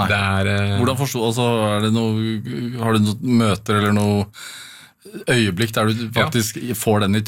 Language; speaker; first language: Norwegian; native; Norwegian